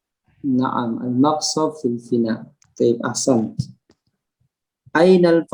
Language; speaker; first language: Arabic; non-native, fluent; Indonesian